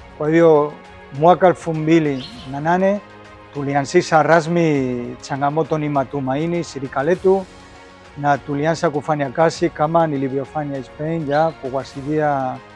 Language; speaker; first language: Swahili; non-native, fluent; Spanish